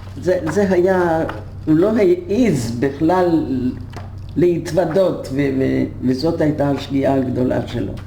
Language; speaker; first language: Hebrew; non-native, fluent; Polish